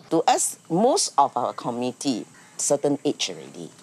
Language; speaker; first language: English; non-native, local second language; Chinese